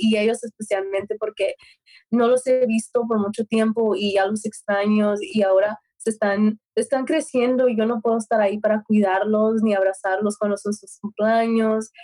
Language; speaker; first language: Spanish; early bilingual, heritage; Spanish